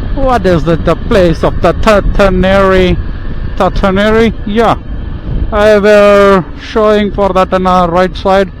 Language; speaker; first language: English; non-native, local second language; Tamil